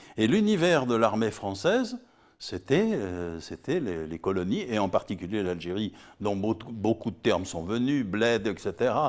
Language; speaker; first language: French; native; French